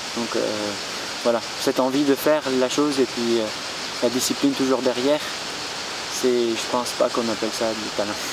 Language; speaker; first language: French; non-native, fluent; Arabic